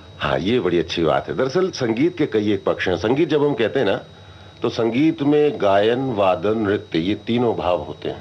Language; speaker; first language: Hindi; native; Hindi